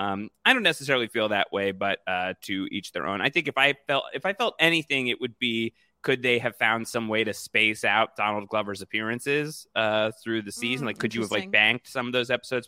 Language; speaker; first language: English; native; English